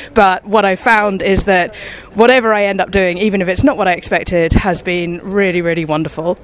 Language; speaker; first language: English; native; English